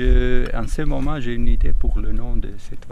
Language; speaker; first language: French; non-native, learner; Spanish